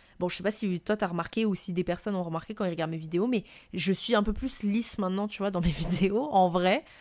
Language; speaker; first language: French; non-native, local second language; Malagasy